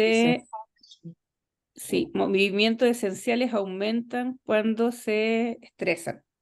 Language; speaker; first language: Spanish; native; Spanish